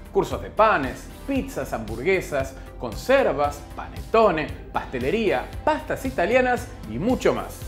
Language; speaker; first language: Spanish; native; Spanish